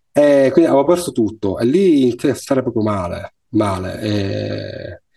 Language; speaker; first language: Italian; native; Italian